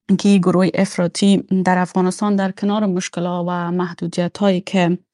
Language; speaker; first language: Persian; native; Persian